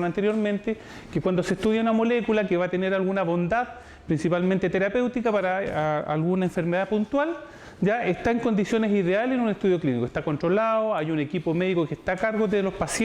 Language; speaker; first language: Spanish; native; Spanish